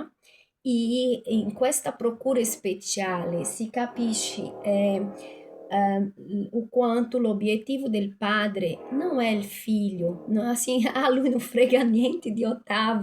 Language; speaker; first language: Italian; non-native, fluent; Portuguese